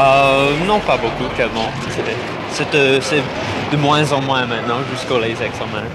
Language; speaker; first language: French; non-native, learner; English